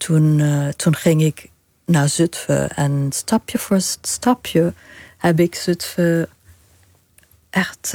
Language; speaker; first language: Dutch; non-native, fluent; Arabic